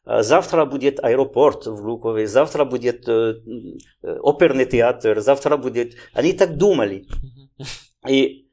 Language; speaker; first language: Ukrainian; non-native, learner; French